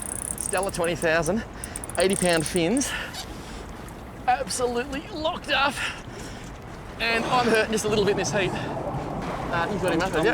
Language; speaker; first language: English; native; English